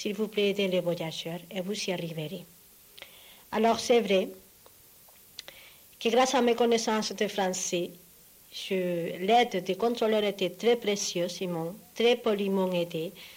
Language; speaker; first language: French; non-native, fluent; Spanish